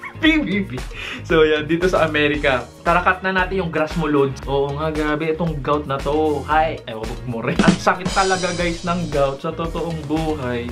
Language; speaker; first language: Filipino; native; Filipino